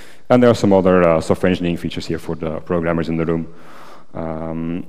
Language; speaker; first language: English; non-native, fluent; Dutch